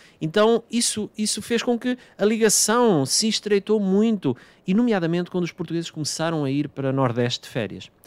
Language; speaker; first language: Portuguese; native; Portuguese